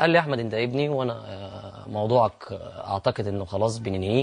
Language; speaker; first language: Arabic; native; Arabic